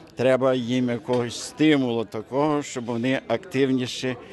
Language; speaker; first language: Ukrainian; native; Ukrainian